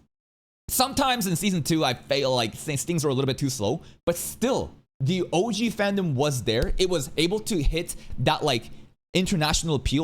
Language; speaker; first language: English; native; English